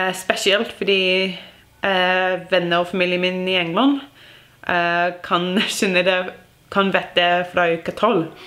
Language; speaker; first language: Norwegian; non-native, learner; English